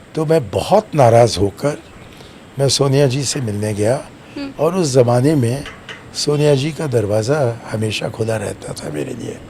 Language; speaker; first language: Hindi; non-native, local second language; Tamil